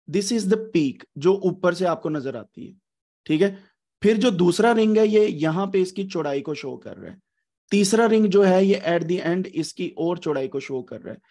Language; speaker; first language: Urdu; non-native, local second language; Punjabi